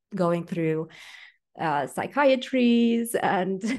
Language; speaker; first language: English; non-native, fluent; Romanian